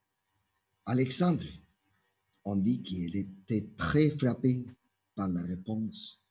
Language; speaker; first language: French; non-native, fluent; Spanish